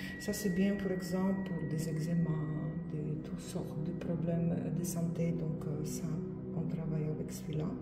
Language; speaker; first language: French; non-native, fluent; Polish